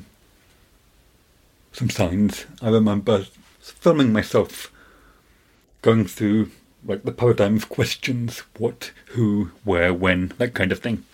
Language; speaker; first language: English; native; English